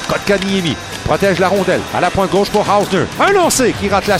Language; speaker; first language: French; native; French